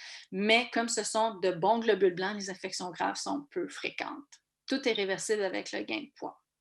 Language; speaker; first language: French; native; French